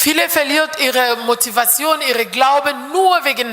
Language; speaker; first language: German; non-native, fluent; French